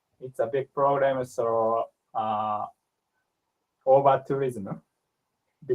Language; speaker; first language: English; non-native, learner; Japanese